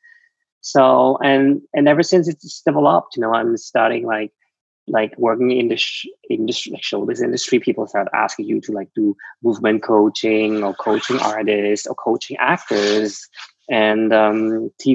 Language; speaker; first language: English; non-native, fluent; Vietnamese